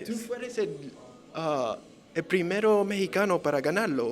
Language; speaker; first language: Spanish; early bilingual, heritage; English